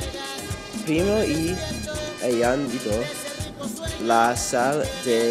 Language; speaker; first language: Spanish; non-native, learner; English